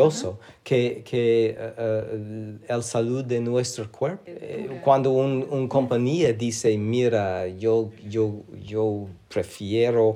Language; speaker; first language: Spanish; non-native, fluent; English